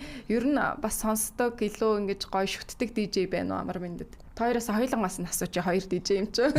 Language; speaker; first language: Mongolian; native; Mongolian